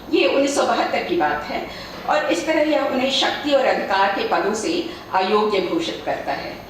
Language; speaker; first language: Hindi; native; Hindi